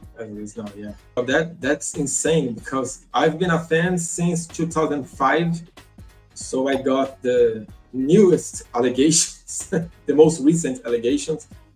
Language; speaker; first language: English; non-native, fluent; Portuguese